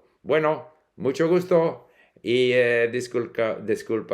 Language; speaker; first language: Spanish; non-native, fluent; English